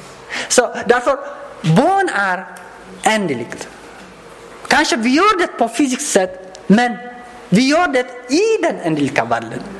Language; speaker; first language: Swedish; non-native, learner; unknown